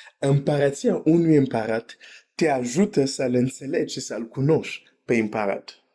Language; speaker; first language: Romanian; non-native, fluent; French